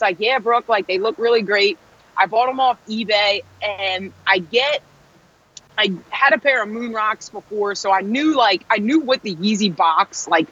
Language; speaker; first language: English; native; English